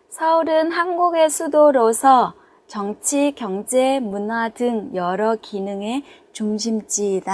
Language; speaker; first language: Korean; non-native, fluent; Vietnamese